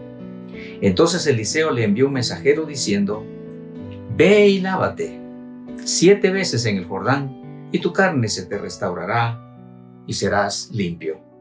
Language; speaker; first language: Spanish; native; Spanish